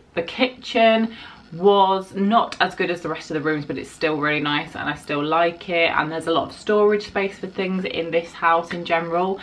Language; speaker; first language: English; native; English